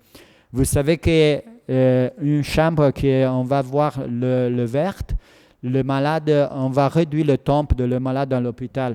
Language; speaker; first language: French; non-native, fluent; Italian